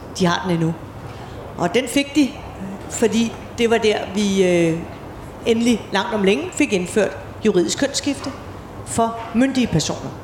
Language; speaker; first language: Danish; native; Danish